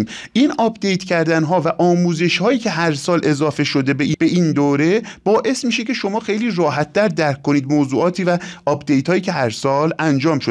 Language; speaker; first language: Persian; native; Persian